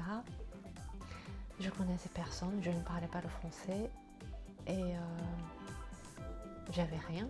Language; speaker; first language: French; non-native, fluent; Japanese